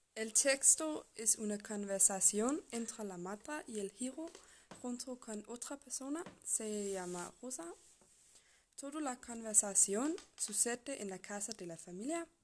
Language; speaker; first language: Spanish; non-native, learner; English